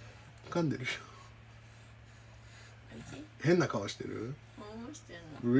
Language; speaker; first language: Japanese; non-native, fluent; English